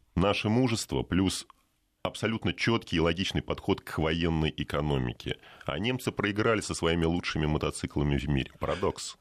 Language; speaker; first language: Russian; native; Russian